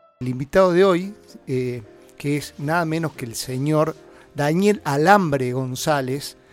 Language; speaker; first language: Spanish; native; Spanish